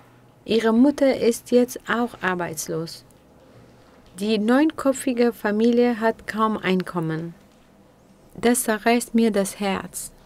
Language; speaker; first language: German; non-native, fluent; Persian